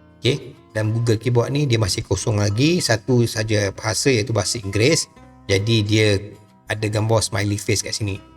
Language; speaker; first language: Malay; native; Malay